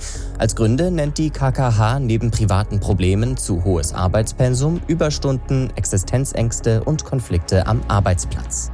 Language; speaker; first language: German; native; German